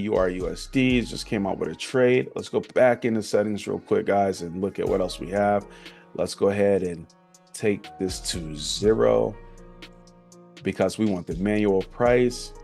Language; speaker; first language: English; native; English